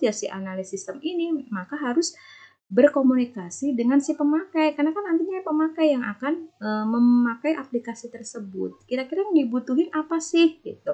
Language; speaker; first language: Indonesian; native; Indonesian